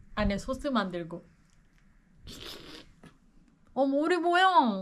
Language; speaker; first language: Korean; non-native, learner; Turkish